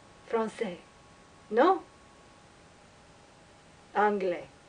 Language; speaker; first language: French; non-native, learner; English